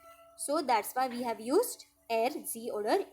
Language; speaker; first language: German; non-native, fluent; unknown